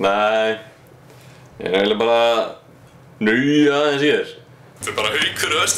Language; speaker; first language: Icelandic; native; Icelandic